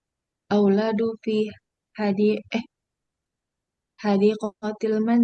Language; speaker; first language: Arabic; non-native, learner; Indonesian